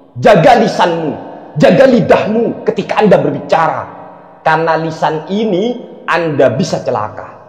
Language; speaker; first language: Indonesian; non-native, local second language; Madurese